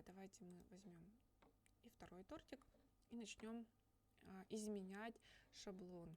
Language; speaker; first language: Russian; native; Russian